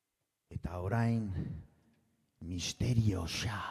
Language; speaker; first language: Basque; non-native, local second language; Spanish